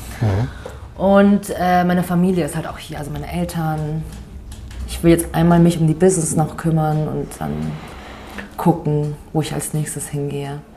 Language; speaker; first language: German; early bilingual, other home language; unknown